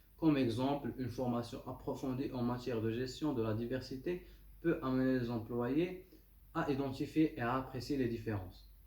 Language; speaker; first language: French; non-native, local second language; Arabic